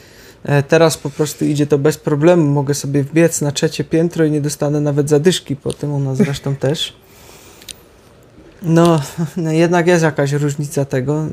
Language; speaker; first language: Polish; native; Polish